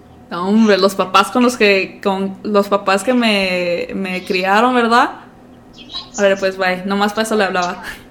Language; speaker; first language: Spanish; early bilingual, heritage; Spanish